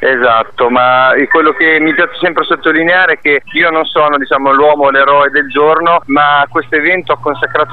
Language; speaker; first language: Italian; native; Italian